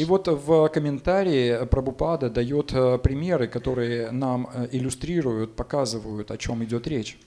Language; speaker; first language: Russian; native; Russian